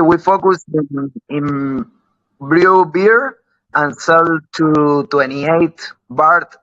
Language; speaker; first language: English; non-native, learner; Spanish